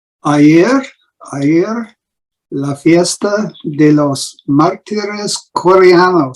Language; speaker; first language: Spanish; non-native, learner; English